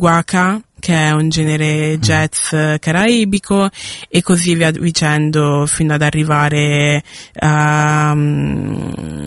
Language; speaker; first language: Italian; native; Italian